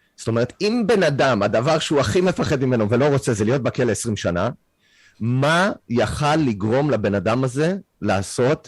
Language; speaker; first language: Hebrew; non-native, fluent; English